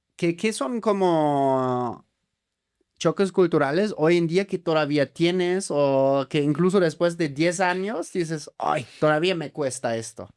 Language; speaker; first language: Spanish; native; Spanish